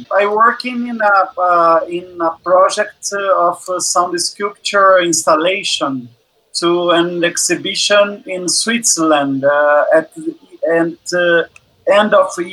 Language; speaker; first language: English; non-native, learner; Portuguese